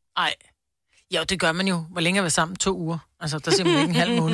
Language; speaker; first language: Danish; native; Danish